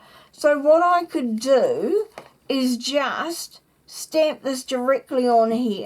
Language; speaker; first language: English; native; English